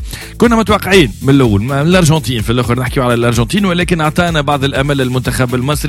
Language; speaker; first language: Arabic; native; Arabic